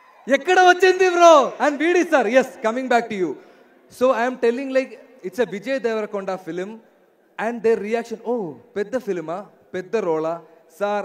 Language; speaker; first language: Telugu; non-native, learner; Malayalam